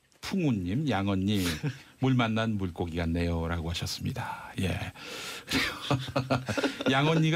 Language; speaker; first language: Korean; native; Korean